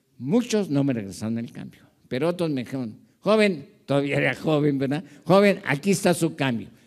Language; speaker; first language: Spanish; early bilingual, other home language; Japanese